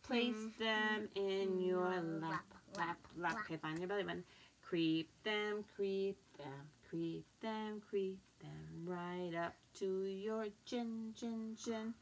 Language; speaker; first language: English; native; English